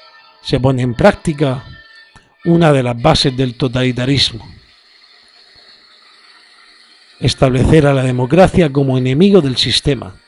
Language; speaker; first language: Spanish; native; Spanish